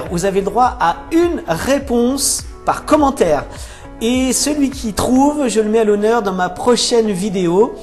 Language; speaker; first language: French; native; French